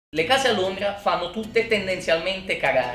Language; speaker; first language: Italian; native; Italian